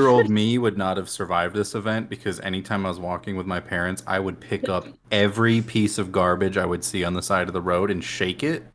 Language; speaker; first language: English; native; English